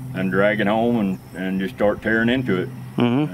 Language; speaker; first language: English; native; English